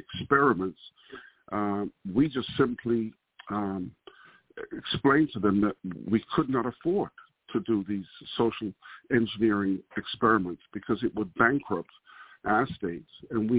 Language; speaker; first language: English; native; English